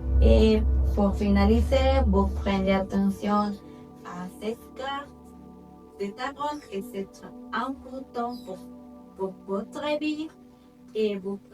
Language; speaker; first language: French; non-native, learner; Spanish